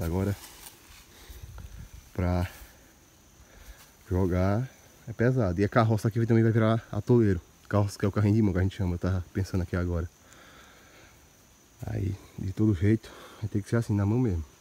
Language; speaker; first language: Portuguese; native; Portuguese